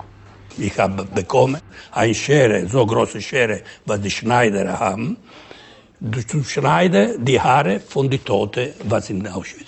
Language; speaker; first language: German; non-native, learner; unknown